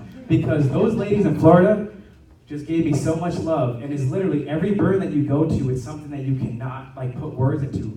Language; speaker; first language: English; native; English